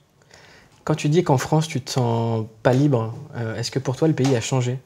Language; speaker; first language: French; native; French